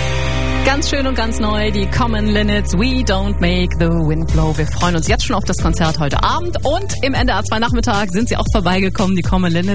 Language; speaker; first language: German; native; German